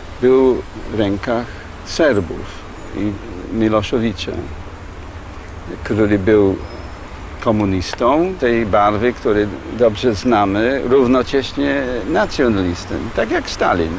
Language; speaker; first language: Polish; non-native, fluent; English